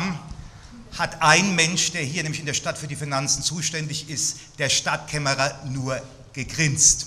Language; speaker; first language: German; native; German